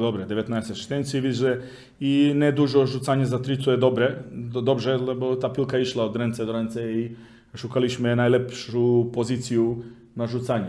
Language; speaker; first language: Polish; non-native, learner; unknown